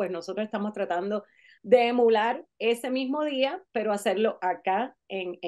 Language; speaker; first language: Spanish; native; Spanish